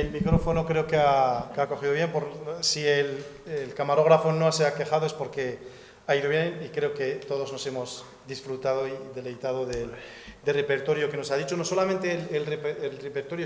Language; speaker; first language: Spanish; native; Spanish